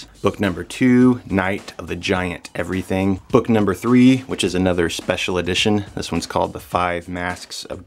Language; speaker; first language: English; native; English